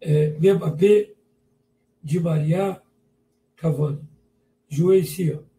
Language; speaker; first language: French; non-native, learner; Portuguese